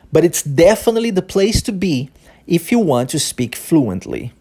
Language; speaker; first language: English; early bilingual, other home language; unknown